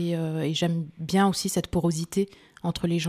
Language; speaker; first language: French; early bilingual, other home language; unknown